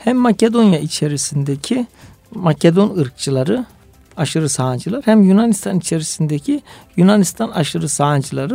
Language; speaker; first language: Turkish; native; Turkish